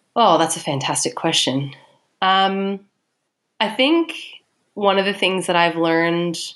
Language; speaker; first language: English; native; English